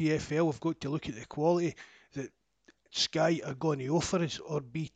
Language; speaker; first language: English; native; English